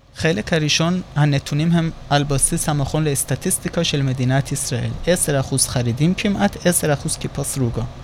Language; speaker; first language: Hebrew; non-native, fluent; Persian